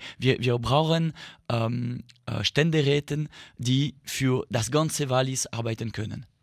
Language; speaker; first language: German; non-native, local second language; French